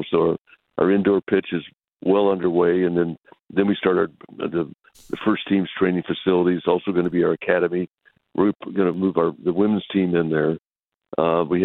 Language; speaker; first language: English; native; English